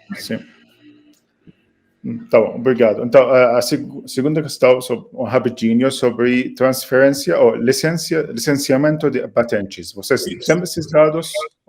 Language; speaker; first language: Portuguese; non-native, fluent; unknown